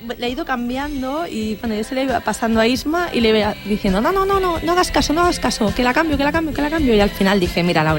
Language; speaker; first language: Spanish; native; Spanish